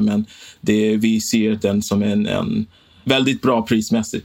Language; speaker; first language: Swedish; non-native, fluent; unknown